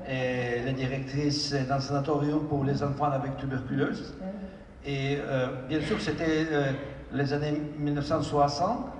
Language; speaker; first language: French; non-native, fluent; Russian